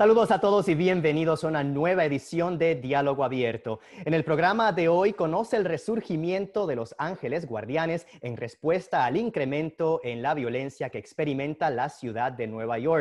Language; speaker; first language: Spanish; native; Spanish